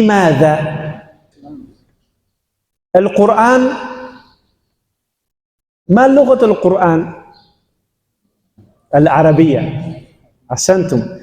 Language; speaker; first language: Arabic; non-native, fluent; Dutch